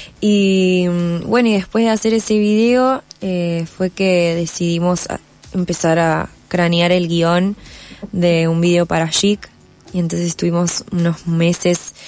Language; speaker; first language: Spanish; native; Spanish